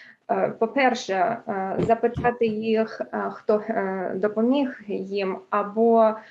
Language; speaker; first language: Ukrainian; early bilingual, heritage; English